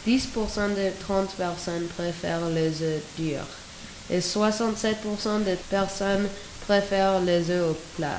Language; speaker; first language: French; non-native, learner; English